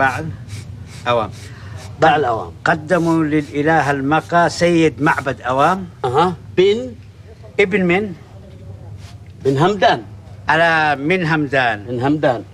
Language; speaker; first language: Arabic; native; Arabic